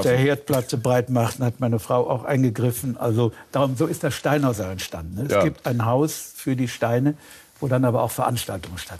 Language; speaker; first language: German; native; German